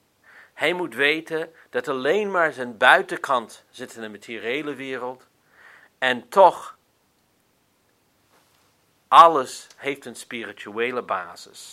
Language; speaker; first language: Dutch; non-native, fluent; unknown